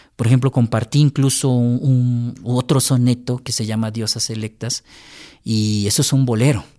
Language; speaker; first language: Spanish; native; Spanish